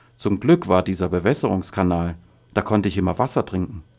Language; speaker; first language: German; non-native, fluent; Arabic